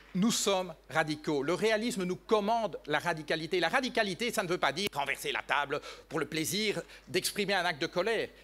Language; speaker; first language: French; native; French